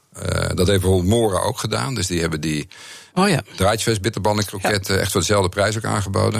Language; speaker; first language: Dutch; native; Dutch